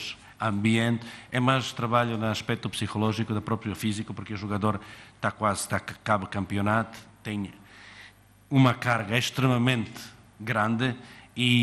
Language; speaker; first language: Portuguese; non-native, fluent; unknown